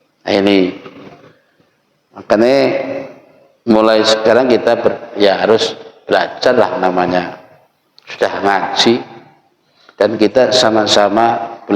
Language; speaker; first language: Indonesian; non-native, local second language; Javanese